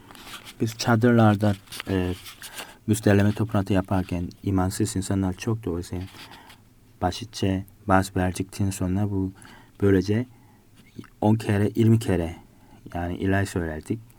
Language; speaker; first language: Turkish; non-native, learner; Korean